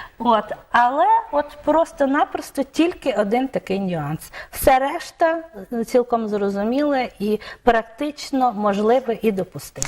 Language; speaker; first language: Ukrainian; native; Ukrainian